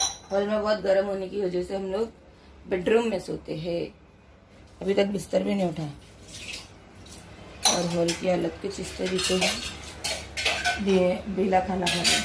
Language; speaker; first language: Hindi; native; Hindi